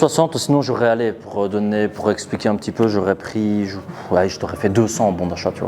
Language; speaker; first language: French; native; French